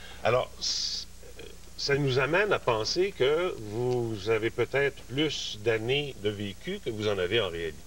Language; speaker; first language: French; native; French